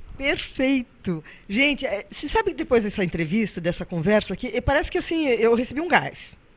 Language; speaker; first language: Portuguese; native; Portuguese